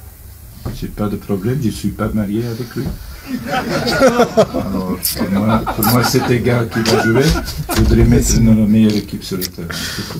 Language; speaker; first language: French; non-native, local second language; Dutch